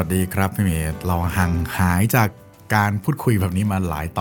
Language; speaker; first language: Thai; native; Thai